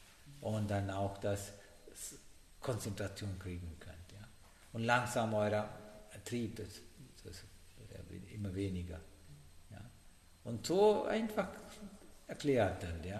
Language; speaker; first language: German; non-native, learner; Sinhala